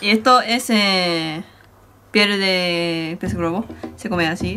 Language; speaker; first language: Spanish; non-native, fluent; Japanese